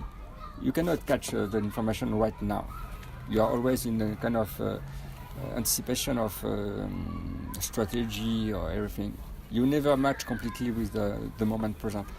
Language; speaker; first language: English; non-native, fluent; French